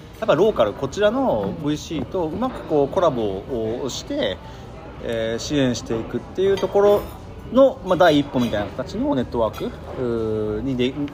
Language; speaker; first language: Japanese; native; Japanese